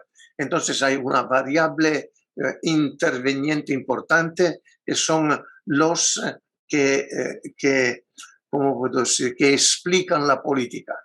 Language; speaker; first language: Spanish; non-native, fluent; Italian